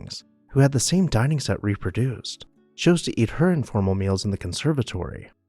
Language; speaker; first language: English; native; English